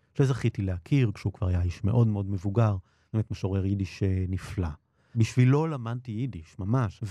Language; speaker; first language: Hebrew; native; Hebrew